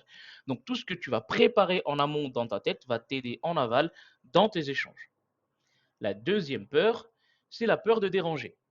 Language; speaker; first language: French; native; French